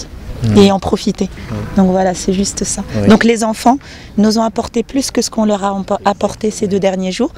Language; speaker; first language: French; non-native, local second language; Arabic